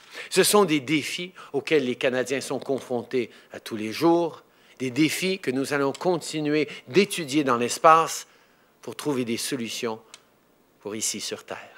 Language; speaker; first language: French; early bilingual, heritage; French